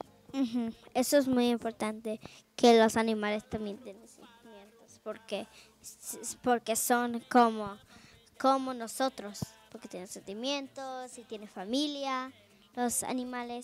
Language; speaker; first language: Spanish; early bilingual, heritage; Spanish